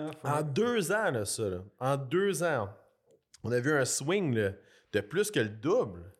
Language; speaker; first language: French; native; French